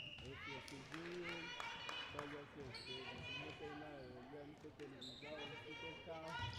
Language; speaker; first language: Portuguese; non-native, learner; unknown